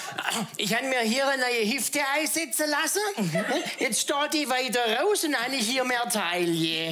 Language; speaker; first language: German; native; German